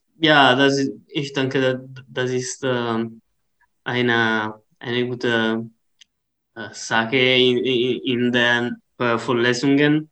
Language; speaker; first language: German; non-native, learner; Italian